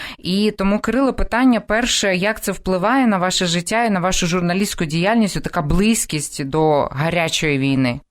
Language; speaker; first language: Ukrainian; native; Ukrainian